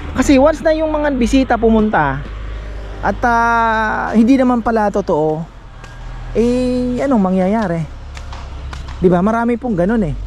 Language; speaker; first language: Filipino; native; Filipino